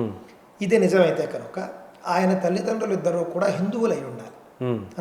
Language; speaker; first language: Telugu; native; Telugu